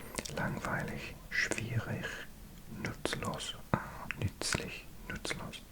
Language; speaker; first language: German; non-native, learner; English